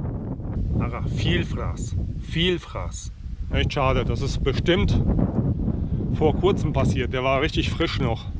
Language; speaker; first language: German; native; German